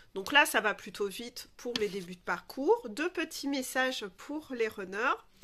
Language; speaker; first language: French; native; French